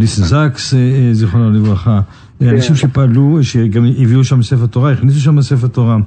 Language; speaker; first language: Hebrew; native; Hebrew